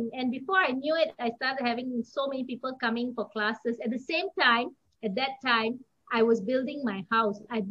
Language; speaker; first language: English; native; English